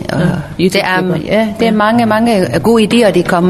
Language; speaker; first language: Danish; non-native, learner; Persian